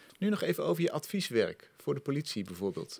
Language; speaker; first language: Dutch; native; Dutch